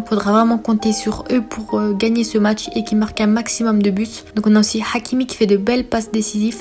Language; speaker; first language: French; native; French